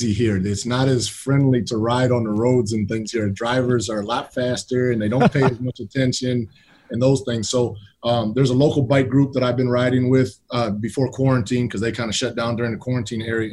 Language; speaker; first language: English; native; English